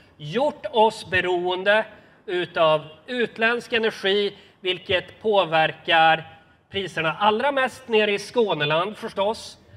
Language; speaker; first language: Swedish; native; Swedish